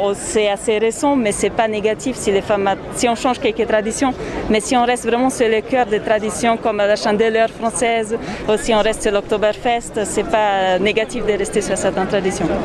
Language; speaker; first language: French; non-native, fluent; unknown